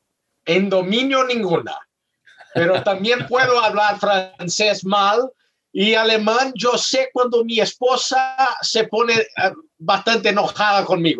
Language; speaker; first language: Spanish; non-native, fluent; Portuguese